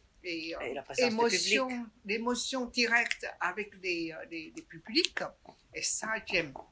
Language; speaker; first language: French; non-native, fluent; Chinese